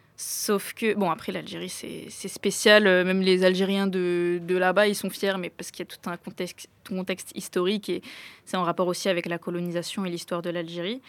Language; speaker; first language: French; native; French